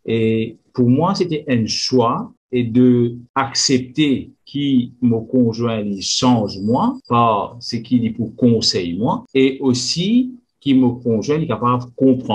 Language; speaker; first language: French; non-native, local second language; Morisyen